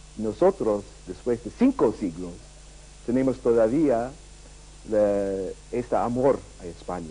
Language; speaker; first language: Spanish; early bilingual, heritage; Ladino